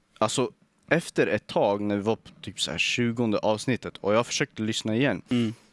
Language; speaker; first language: Swedish; early bilingual, other home language; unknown